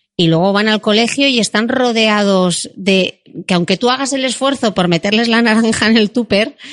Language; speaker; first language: Spanish; native; Spanish